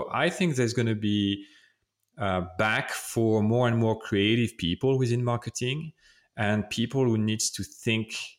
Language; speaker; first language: English; non-native, fluent; French